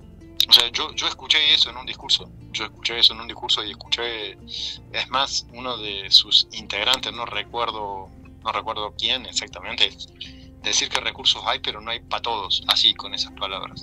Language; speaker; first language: Spanish; native; Spanish